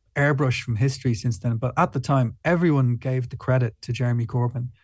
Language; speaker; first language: English; native; English